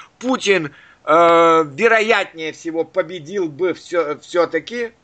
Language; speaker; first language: Russian; native; Russian